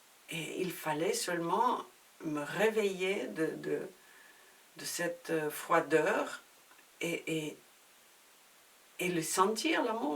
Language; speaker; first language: French; non-native, fluent; Spanish